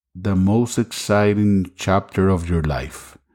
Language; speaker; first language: English; non-native, fluent; Spanish